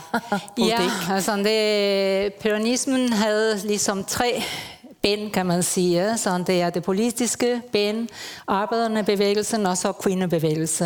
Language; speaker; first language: Danish; non-native, fluent; Spanish